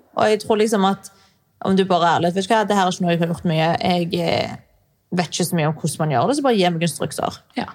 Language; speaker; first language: Norwegian; early bilingual, other home language; Arabic